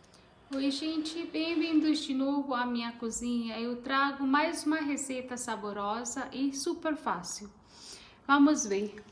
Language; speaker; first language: Portuguese; non-native, fluent; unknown